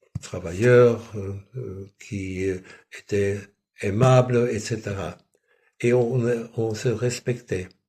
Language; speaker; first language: French; non-native, fluent; German